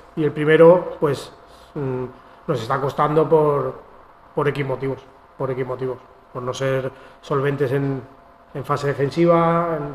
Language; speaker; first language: Spanish; non-native, local second language; Catalan